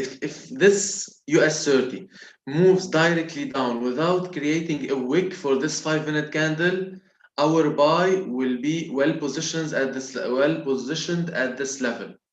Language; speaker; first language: English; non-native, local second language; Arabic